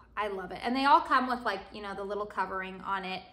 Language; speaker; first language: English; native; English